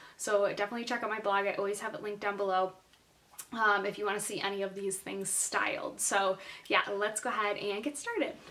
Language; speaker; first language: English; native; English